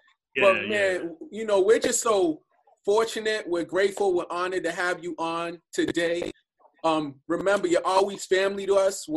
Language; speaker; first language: English; native; English